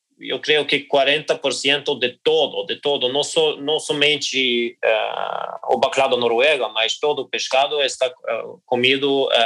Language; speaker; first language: Portuguese; non-native, learner; Norwegian